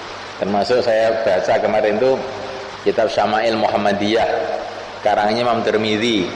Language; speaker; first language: Indonesian; native; Indonesian